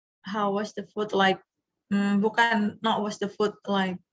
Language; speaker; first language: English; non-native, fluent; Indonesian